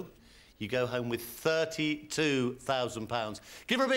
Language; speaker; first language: English; native; English